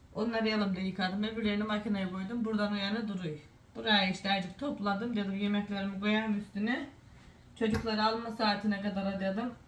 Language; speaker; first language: Turkish; native; Turkish